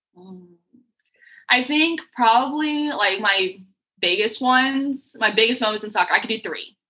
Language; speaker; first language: English; native; English